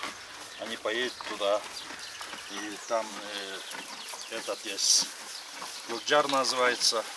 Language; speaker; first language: Russian; non-native, local second language; Kyrgyz